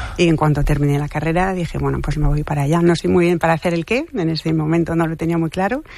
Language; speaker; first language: Spanish; non-native, fluent; French